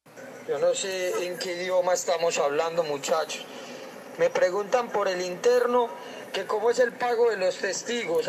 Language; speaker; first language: Spanish; native; Spanish